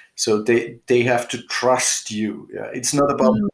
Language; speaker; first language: English; non-native, fluent; German